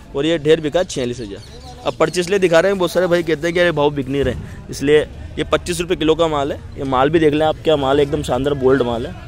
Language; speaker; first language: Hindi; native; Hindi